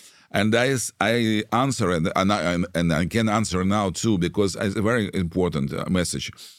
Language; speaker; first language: English; non-native, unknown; Russian